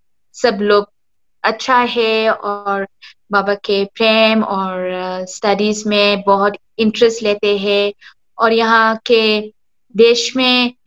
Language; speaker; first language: Hindi; early bilingual, heritage; Hindi